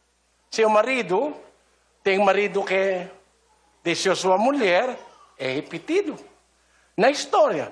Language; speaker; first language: Portuguese; non-native, learner; Filipino